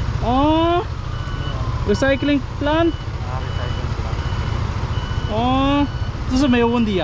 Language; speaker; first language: Chinese; non-native, learner; Filipino